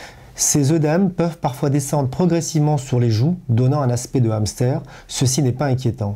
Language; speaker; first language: French; native; French